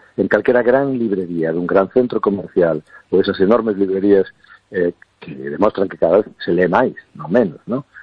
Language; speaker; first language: Galician; non-native, local second language; Spanish